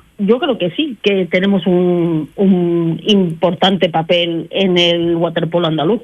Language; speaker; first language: Spanish; early bilingual, heritage; English